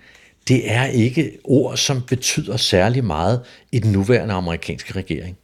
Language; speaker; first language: Danish; native; Danish